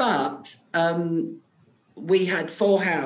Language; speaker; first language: English; non-native, local second language; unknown